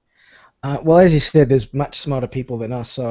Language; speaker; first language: English; native; English